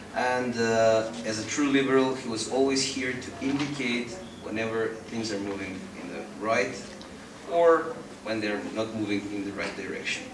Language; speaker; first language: English; non-native, fluent; Macedonian